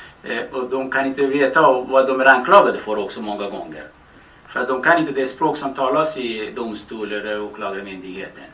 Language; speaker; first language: Swedish; non-native, fluent; Baluchi